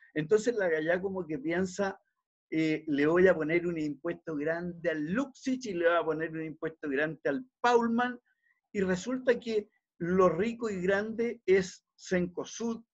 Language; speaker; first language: Spanish; native; Spanish